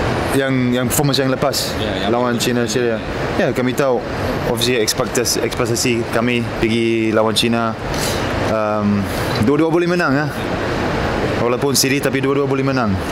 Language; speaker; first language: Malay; non-native, fluent; English